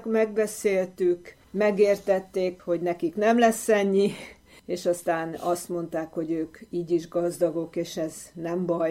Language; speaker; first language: Hungarian; native; Hungarian